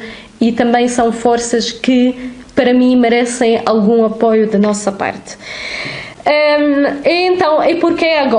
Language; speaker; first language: Portuguese; non-native, fluent; Arabic